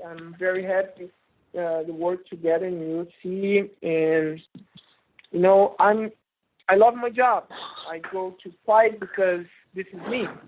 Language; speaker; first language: English; non-native, learner; Portuguese